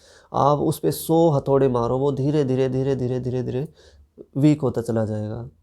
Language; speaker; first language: Hindi; native; Hindi